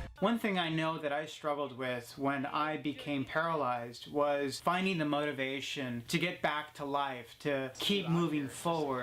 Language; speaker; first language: English; native; English